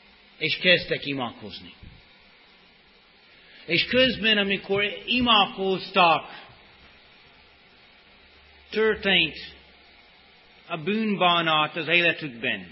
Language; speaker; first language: Hungarian; non-native, fluent; English